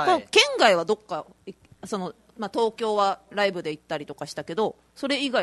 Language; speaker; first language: Japanese; native; Japanese